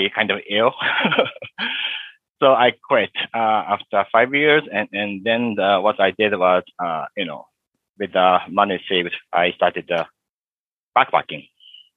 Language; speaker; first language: English; non-native, fluent; Japanese